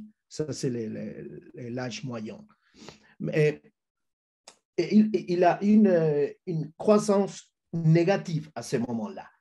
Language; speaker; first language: French; non-native, fluent; Spanish